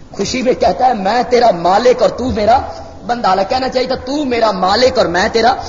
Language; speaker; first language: Urdu; non-native, local second language; Punjabi